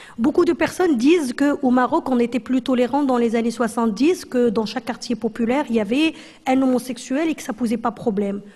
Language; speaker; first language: French; non-native, local second language; Arabic